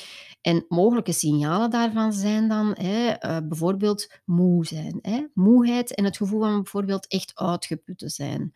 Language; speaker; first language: Dutch; native; Dutch